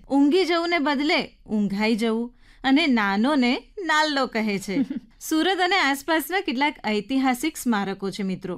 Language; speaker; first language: Gujarati; native; Gujarati